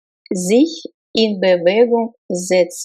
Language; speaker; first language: German; non-native, fluent; Russian